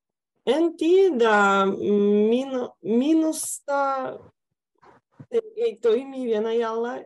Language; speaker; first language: Finnish; non-native, learner; Russian